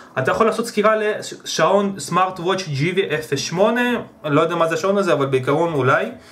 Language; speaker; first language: Hebrew; early bilingual, other home language; Russian